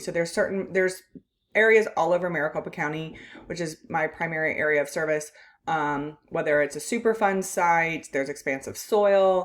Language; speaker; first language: English; native; English